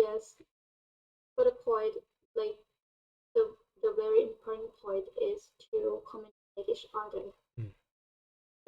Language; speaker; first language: English; non-native, fluent; Thai